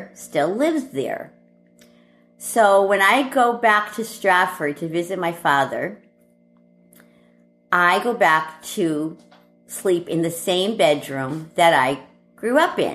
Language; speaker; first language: English; native; English